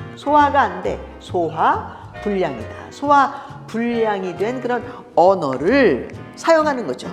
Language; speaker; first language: Korean; early bilingual, heritage; Korean